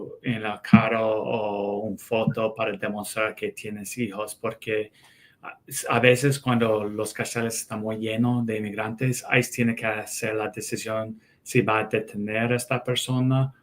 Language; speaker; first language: Spanish; non-native, fluent; English